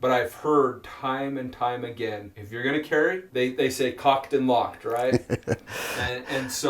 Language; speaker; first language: English; native; English